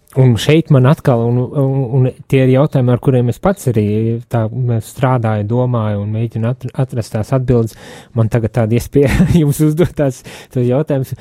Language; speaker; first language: Latvian; native; Latvian